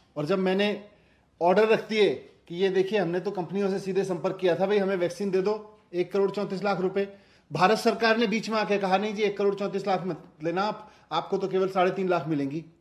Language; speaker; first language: Hindi; native; Hindi